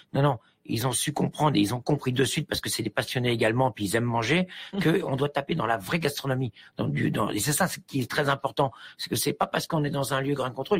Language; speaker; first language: French; native; French